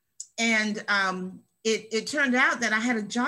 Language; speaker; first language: English; native; English